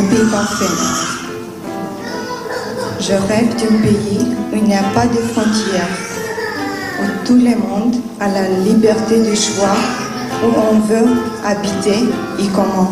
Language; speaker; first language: French; non-native, learner; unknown